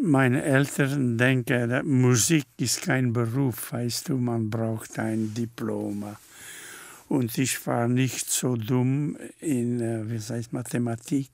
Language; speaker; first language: German; non-native, fluent; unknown